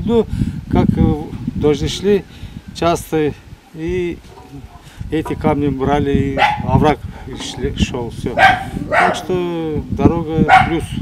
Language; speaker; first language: Russian; non-native, local second language; Gagauz